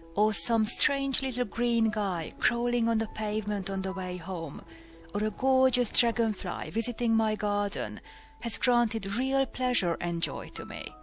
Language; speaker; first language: English; non-native, fluent; Hungarian